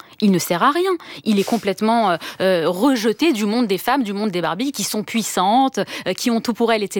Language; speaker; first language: French; native; French